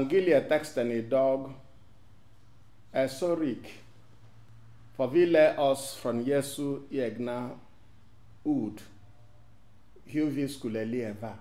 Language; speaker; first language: Swedish; non-native, fluent; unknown